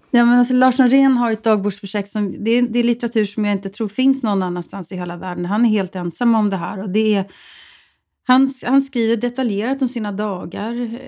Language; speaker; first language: Swedish; native; Swedish